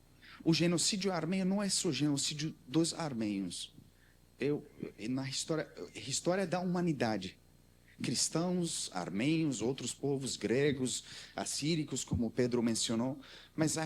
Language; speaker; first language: Portuguese; non-native, learner; Armenian